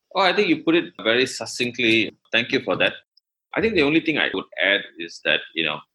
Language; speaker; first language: English; non-native, local second language; Tamil